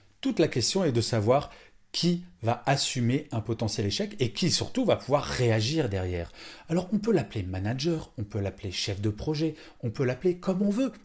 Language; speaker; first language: French; native; French